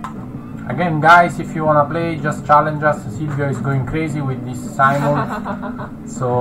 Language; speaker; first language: English; non-native, fluent; Italian